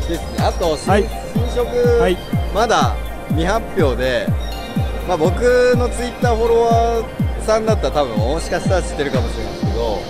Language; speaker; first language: Japanese; native; Japanese